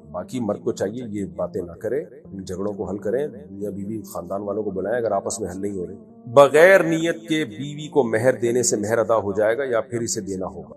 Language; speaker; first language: Urdu; native; Urdu